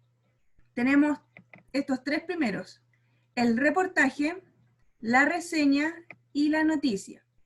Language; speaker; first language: Spanish; native; Spanish